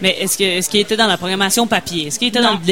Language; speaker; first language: French; native; French